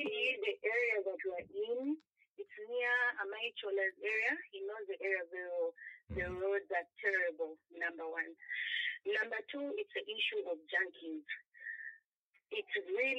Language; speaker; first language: English; non-native, local second language; Nyanja